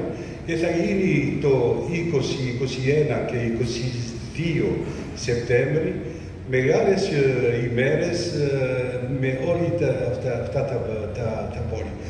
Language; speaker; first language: Greek; early bilingual, heritage; French